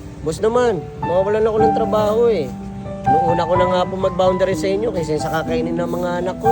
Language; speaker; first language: Filipino; native; Filipino